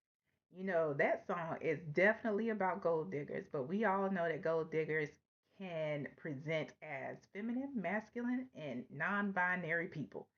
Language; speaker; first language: English; native; English